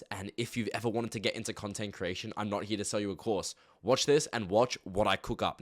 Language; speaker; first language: English; native; English